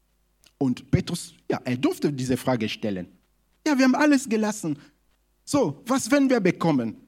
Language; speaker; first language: German; non-native, fluent; Lingala